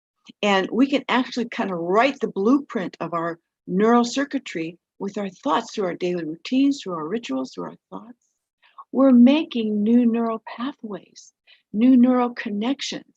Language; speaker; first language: English; native; English